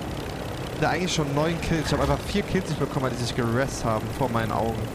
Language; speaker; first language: German; native; German